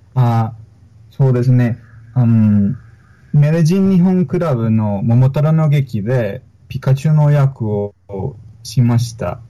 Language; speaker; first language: Japanese; non-native, learner; Spanish